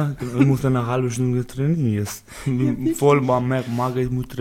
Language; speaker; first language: German; non-native, learner; Baluchi